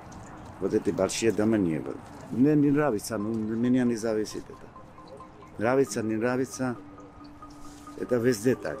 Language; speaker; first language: Russian; non-native, fluent; Georgian